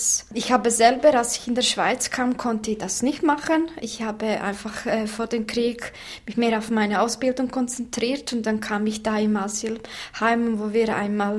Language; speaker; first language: German; non-native, fluent; Bosnian